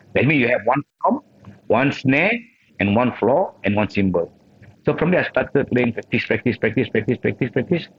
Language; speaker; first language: English; non-native, local second language; Malay